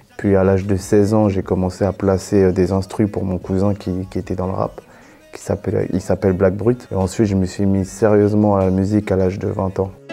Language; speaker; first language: French; native; French